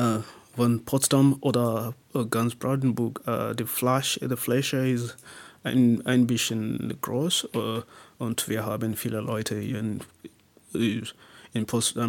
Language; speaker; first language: German; non-native, learner; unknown